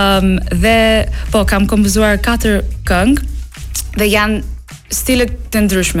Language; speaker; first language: Albanian; non-native, learner; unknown